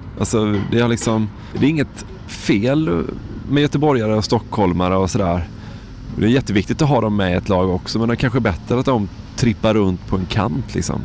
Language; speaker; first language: Swedish; native; Swedish